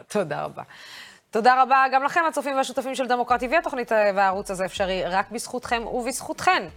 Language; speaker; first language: Hebrew; non-native, local second language; Arabic